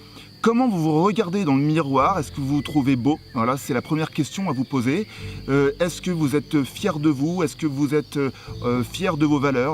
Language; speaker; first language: French; native; French